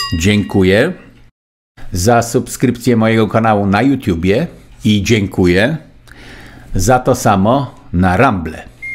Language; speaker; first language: Polish; native; Polish